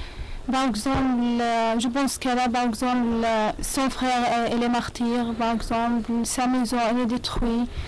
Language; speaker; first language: French; non-native, learner; Arabic